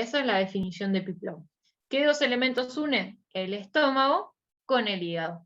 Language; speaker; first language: Spanish; native; Spanish